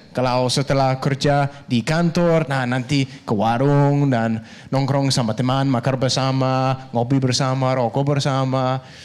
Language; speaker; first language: Indonesian; non-native, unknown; Danish